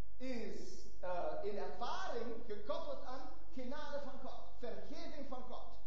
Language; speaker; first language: Dutch; non-native, fluent; German